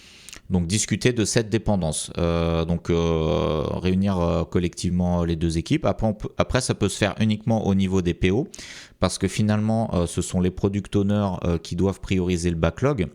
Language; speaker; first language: French; native; French